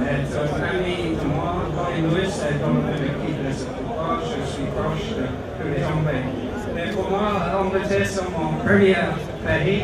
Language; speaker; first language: French; non-native, learner; English